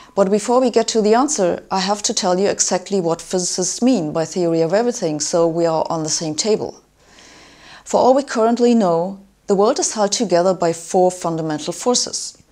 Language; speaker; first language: English; non-native, fluent; German